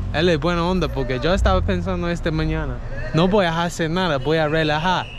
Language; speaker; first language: Spanish; non-native, learner; English